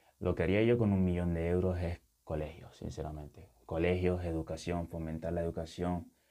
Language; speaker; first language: Spanish; early bilingual, other home language; Wolof